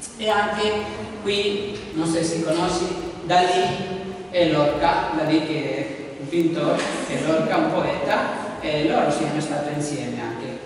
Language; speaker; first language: Italian; non-native, learner; Spanish